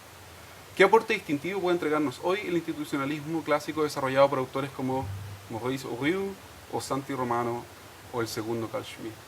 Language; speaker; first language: Spanish; native; Spanish